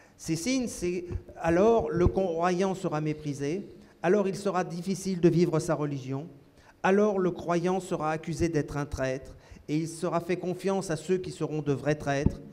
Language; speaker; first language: French; native; French